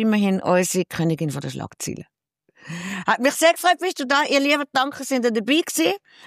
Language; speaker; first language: German; native; German